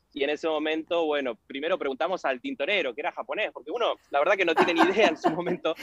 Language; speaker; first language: Spanish; native; Spanish